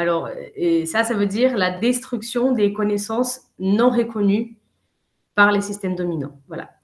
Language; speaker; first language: French; non-native, fluent; Portuguese